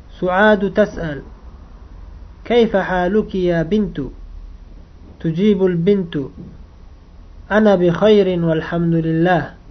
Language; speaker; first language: Arabic; non-native, fluent; Uzbek